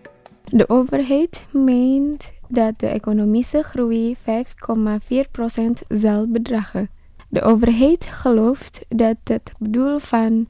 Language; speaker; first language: Dutch; non-native, fluent; Indonesian